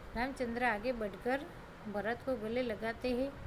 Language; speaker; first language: Hindi; non-native, local second language; Gujarati